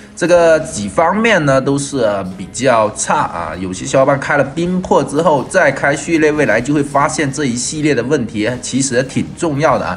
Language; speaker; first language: Chinese; native; Chinese